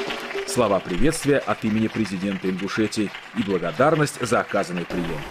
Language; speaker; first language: Russian; native; Russian